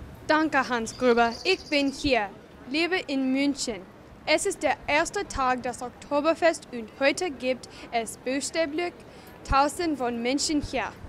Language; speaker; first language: German; non-native, learner; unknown